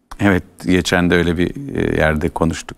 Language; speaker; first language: Turkish; native; Turkish